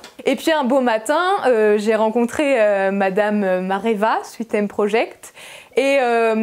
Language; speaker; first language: French; native; French